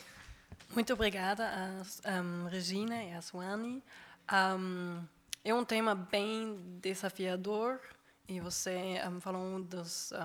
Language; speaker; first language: Portuguese; non-native, fluent; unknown